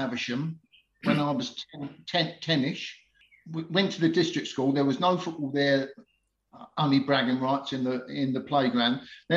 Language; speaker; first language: English; native; English